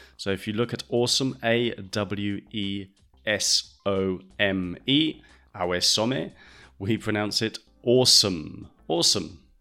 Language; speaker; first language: English; native; English